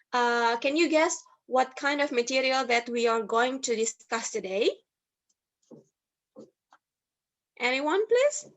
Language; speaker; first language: English; non-native, fluent; Indonesian